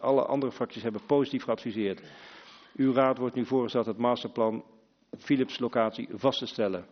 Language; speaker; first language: Dutch; native; Dutch